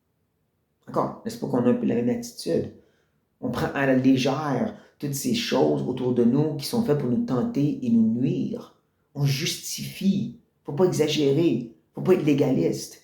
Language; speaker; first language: French; native; French